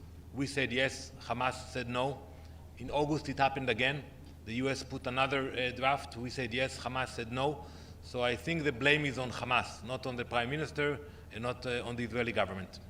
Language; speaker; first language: English; non-native, fluent; Hebrew